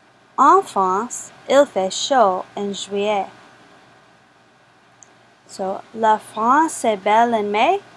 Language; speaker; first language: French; non-native, fluent; English